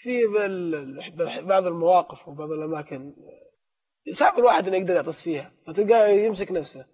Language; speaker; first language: Arabic; native; Arabic